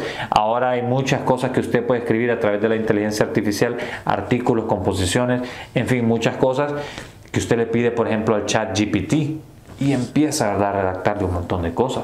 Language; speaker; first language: Spanish; native; Spanish